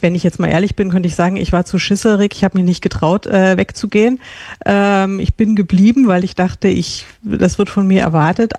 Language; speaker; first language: German; native; German